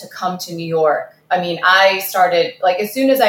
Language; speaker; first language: English; early bilingual, other home language; Russian